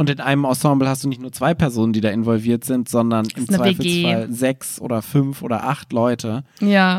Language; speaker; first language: German; native; German